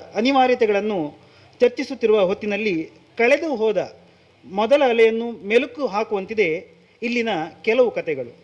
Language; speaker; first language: Kannada; non-native, local second language; Konkani